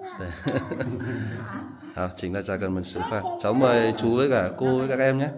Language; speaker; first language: Chinese; non-native, learner; Vietnamese